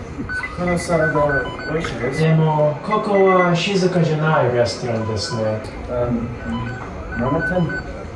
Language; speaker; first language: Japanese; non-native, learner; English